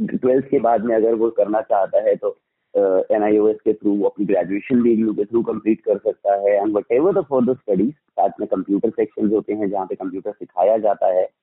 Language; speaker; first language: Hindi; native; Hindi